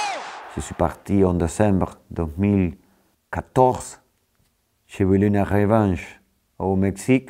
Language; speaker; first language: French; non-native, fluent; Spanish